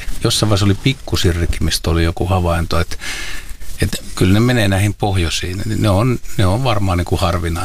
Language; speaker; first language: Finnish; native; Finnish